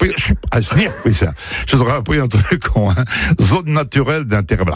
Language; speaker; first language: French; native; French